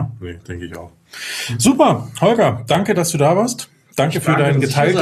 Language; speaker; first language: German; native; German